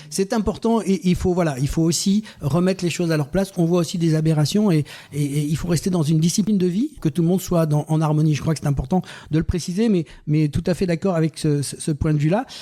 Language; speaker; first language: French; native; French